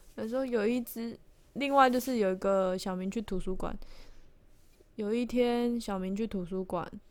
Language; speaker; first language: Chinese; native; Chinese